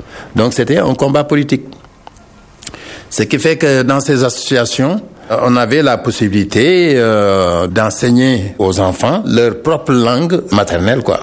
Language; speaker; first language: French; non-native, local second language; Wolof